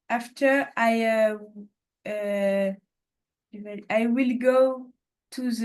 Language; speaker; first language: English; non-native, learner; French